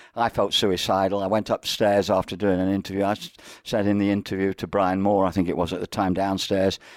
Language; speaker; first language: English; native; English